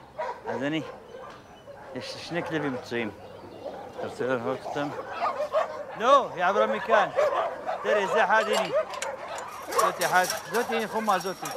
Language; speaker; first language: Hebrew; non-native, local second language; Arabic